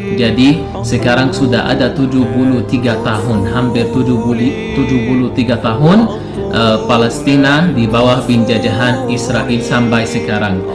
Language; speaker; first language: Indonesian; non-native, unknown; Arabic